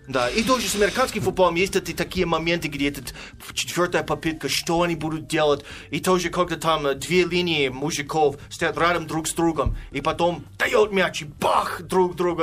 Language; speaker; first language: Russian; non-native, fluent; English